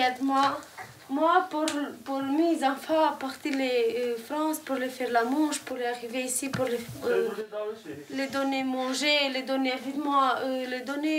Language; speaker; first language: French; non-native, learner; Romanian